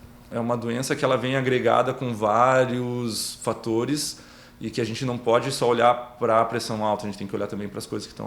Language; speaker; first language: Portuguese; native; Portuguese